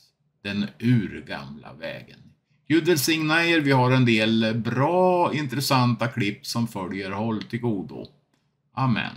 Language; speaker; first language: Swedish; native; Swedish